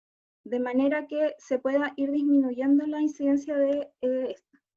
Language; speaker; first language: Spanish; native; Spanish